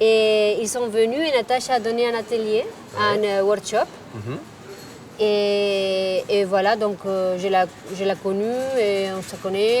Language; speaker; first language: French; non-native, fluent; Spanish